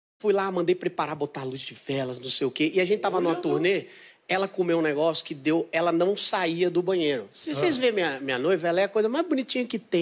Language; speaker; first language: Portuguese; native; Portuguese